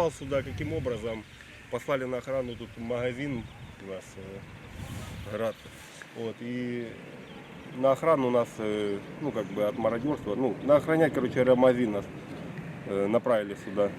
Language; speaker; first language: Russian; native; Russian